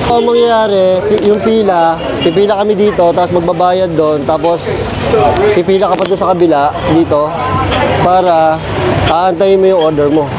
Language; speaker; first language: Filipino; native; Filipino